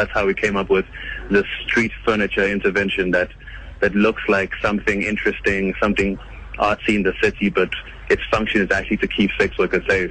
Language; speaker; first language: English; non-native, local second language; Kinyarwanda